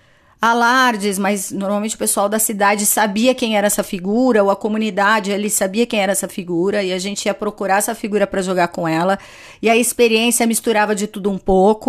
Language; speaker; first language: Portuguese; native; Portuguese